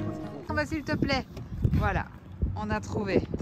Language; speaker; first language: French; native; French